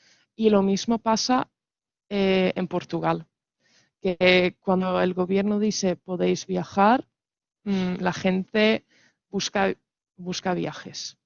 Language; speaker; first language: Spanish; non-native, fluent; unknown